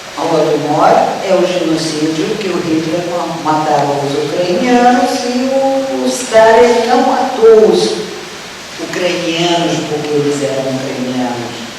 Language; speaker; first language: Portuguese; early bilingual, other home language; Russian